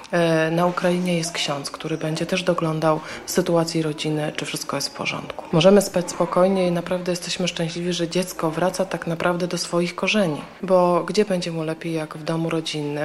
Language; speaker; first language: Polish; native; Polish